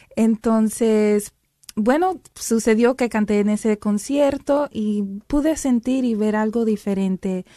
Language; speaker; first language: Spanish; early bilingual, heritage; Spanish